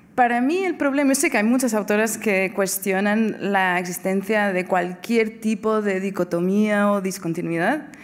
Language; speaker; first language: Spanish; non-native, fluent; Portuguese